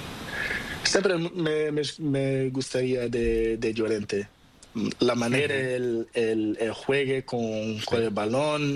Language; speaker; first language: Spanish; non-native, learner; Portuguese